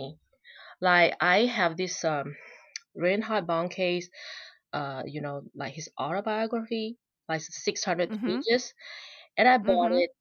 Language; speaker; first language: English; non-native, local second language; Chinese